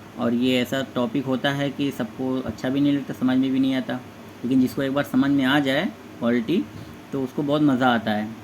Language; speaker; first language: Hindi; native; Hindi